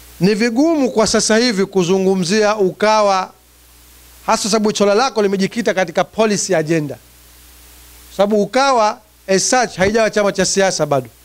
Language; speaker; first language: Swahili; native; Swahili